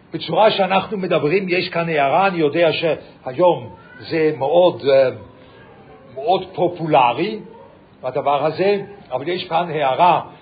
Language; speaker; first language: Hebrew; non-native, fluent; English